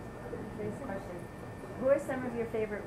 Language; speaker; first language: English; native; English